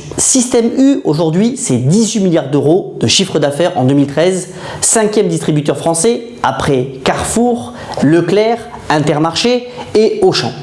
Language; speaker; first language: French; native; French